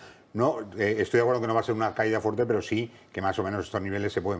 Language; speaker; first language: Spanish; native; Spanish